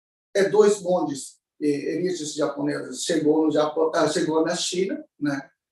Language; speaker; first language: Portuguese; non-native, learner; Japanese